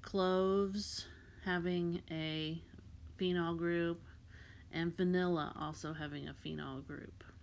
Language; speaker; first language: English; native; English